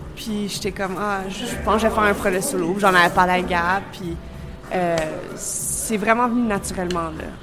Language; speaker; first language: French; native; French